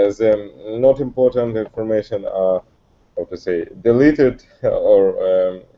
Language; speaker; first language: English; non-native, learner; Russian